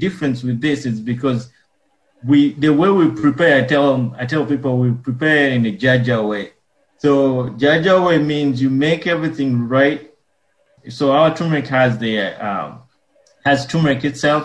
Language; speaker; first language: English; non-native, local second language; Ganda